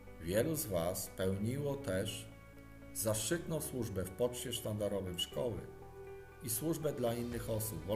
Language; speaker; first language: Polish; native; Polish